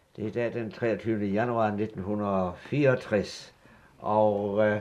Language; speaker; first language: Danish; native; Danish